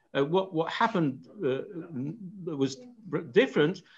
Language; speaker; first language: English; native; English